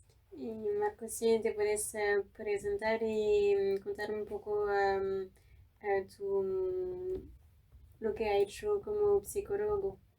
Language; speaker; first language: Spanish; non-native, fluent; French